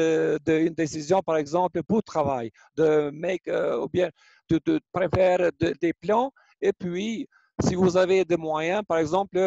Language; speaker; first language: French; non-native, learner; Albanian